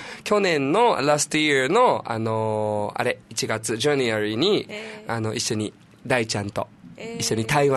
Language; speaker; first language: Japanese; native; Japanese